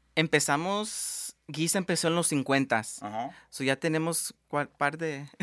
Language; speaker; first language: Spanish; early bilingual, heritage; Spanish